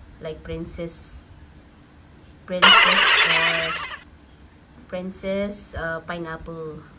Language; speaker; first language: English; non-native, learner; Filipino